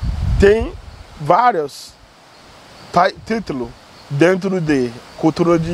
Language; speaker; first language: Portuguese; non-native, learner; Yoruba